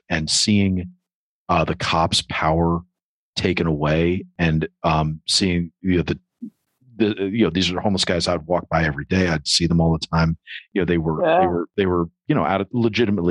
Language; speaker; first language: English; native; English